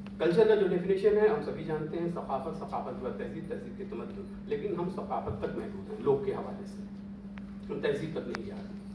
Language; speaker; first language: Urdu; native; Urdu